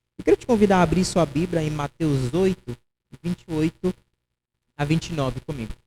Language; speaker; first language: Portuguese; non-native, fluent; Haitian Creole